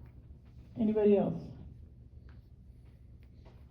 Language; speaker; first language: English; native; English